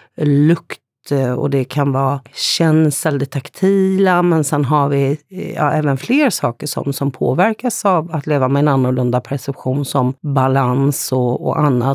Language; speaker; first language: Swedish; native; Swedish